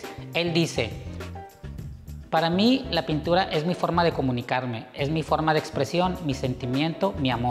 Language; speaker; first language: Spanish; native; Spanish